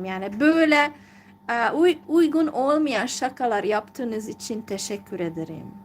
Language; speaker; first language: Turkish; non-native, fluent; Hungarian